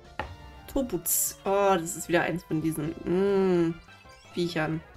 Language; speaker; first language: German; native; German